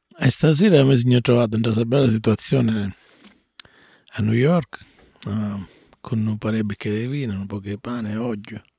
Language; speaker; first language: Italian; native; Italian